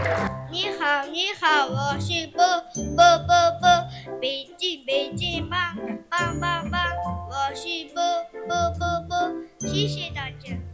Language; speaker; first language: Chinese; non-native, learner; Mongolian